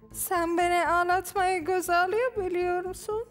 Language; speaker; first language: Turkish; non-native, learner; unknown